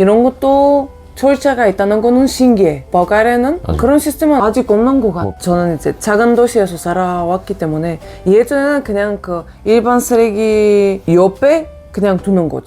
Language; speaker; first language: Korean; non-native, fluent; Bulgarian